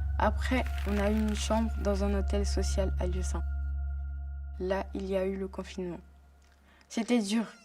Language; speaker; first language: French; native; French